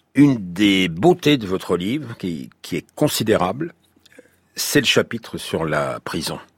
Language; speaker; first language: French; native; French